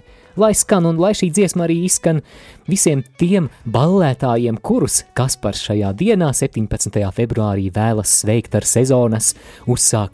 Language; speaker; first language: Latvian; native; Latvian